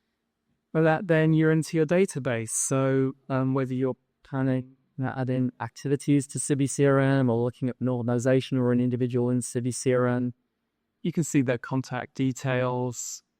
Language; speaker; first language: English; native; English